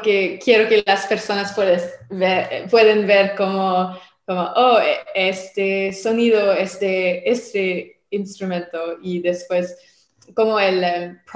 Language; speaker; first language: Spanish; non-native, learner; French